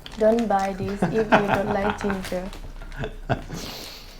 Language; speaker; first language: English; non-native, learner; Thai